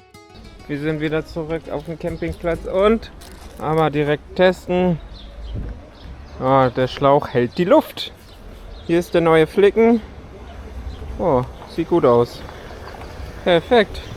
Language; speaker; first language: German; native; German